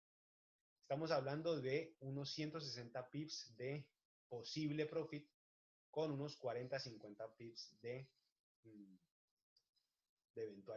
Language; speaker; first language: Spanish; native; Spanish